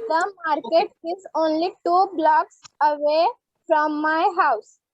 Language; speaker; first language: English; non-native, learner; Hindi